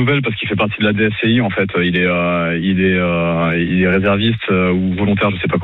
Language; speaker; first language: French; native; French